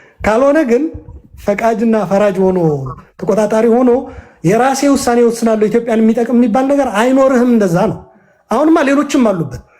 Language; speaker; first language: Amharic; non-native, local second language; Tigrinya